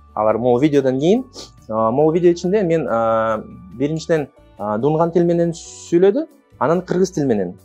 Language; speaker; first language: Kyrgyz; non-native, local second language; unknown